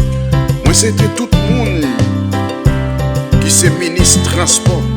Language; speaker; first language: French; non-native, learner; Haitian Creole